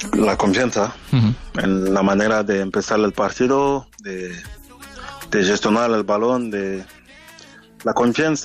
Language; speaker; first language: Spanish; non-native, fluent; French